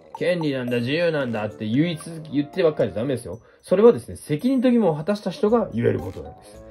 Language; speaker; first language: Japanese; native; Japanese